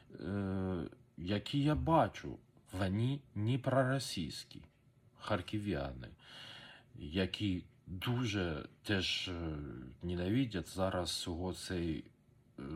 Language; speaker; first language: Ukrainian; non-native, learner; Persian